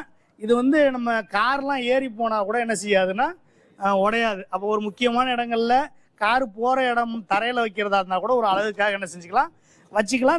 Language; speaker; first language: Tamil; native; Tamil